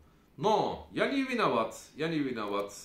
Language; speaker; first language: Russian; non-native, learner; Turkish